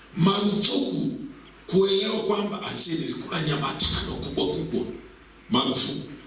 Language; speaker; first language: Swahili; native; Swahili